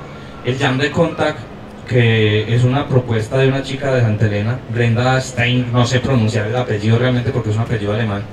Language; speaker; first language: Spanish; native; Spanish